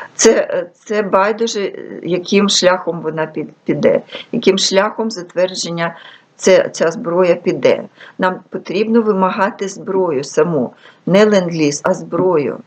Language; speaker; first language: Ukrainian; non-native, local second language; Russian